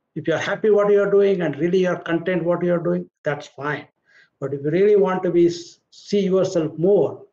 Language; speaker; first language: English; non-native, local second language; Marathi